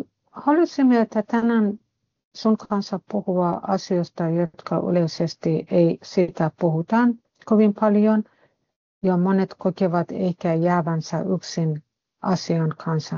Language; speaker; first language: Finnish; non-native, fluent; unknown